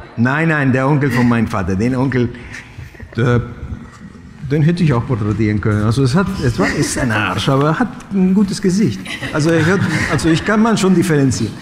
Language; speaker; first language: German; non-native, fluent; Spanish